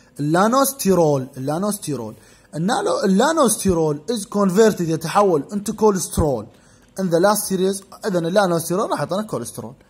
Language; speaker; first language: Arabic; native; Arabic